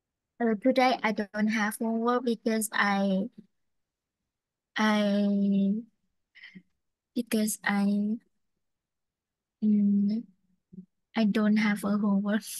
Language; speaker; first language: English; non-native, learner; Vietnamese